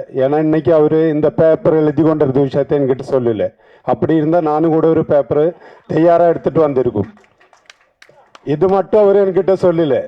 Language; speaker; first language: Tamil; non-native, learner; Malayalam